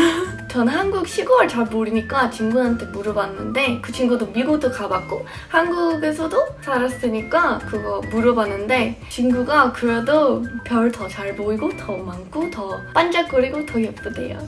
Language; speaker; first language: Korean; non-native, fluent; English